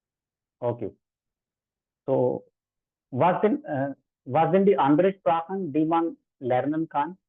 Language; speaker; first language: German; non-native, fluent; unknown